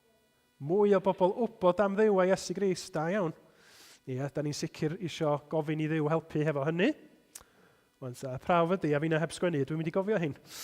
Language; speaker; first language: Welsh; native; Welsh